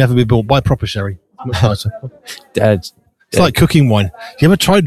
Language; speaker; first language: English; native; English